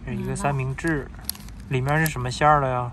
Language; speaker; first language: Chinese; native; Chinese